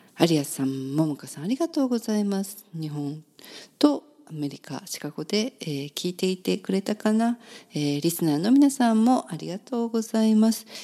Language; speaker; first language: Japanese; native; Japanese